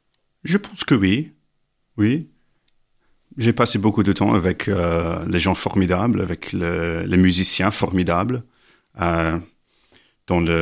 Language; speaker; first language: French; non-native, learner; English